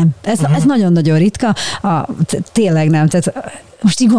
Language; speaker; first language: Hungarian; native; Hungarian